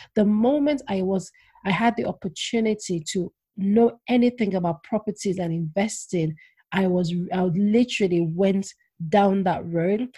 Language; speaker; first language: English; non-native, local second language; Yoruba